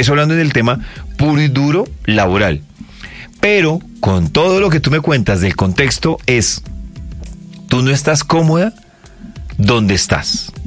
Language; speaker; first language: Spanish; native; Spanish